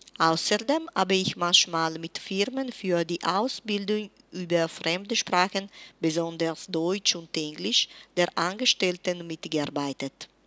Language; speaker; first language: German; non-native, fluent; Italian